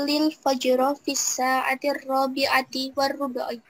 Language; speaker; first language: Arabic; non-native, learner; Indonesian